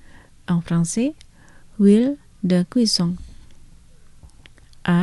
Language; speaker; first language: French; non-native, fluent; Indonesian